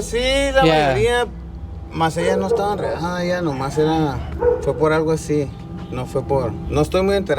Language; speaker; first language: Spanish; native; Spanish